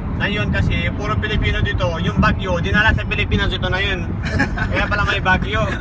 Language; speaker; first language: Filipino; non-native, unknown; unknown